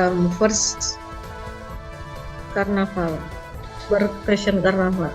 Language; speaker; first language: English; non-native, learner; Indonesian